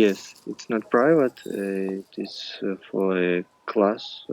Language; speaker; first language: English; non-native, learner; Russian